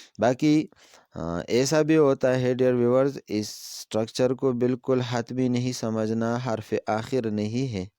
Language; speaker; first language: Urdu; non-native, local second language; Pashto